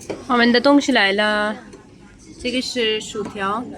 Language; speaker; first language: Chinese; non-native, learner; Urdu